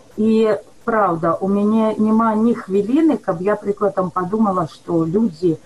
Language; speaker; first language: Belarusian; native; Belarusian